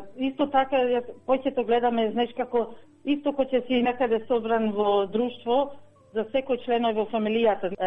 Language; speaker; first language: Macedonian; early bilingual, heritage; Macedonian